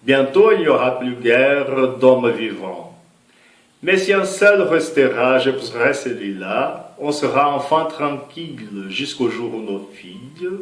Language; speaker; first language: French; non-native, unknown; Portuguese